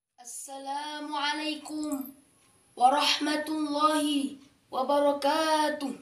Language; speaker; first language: Arabic; non-native, learner; Indonesian